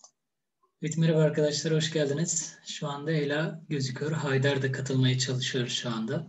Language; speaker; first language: Turkish; native; Turkish